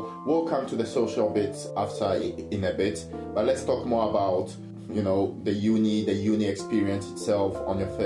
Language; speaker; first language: English; non-native, fluent; French